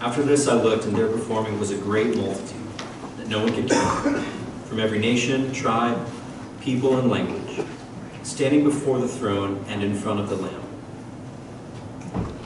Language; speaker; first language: English; native; English